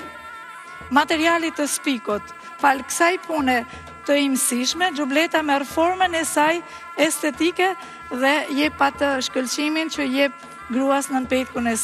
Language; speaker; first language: Albanian; native; Albanian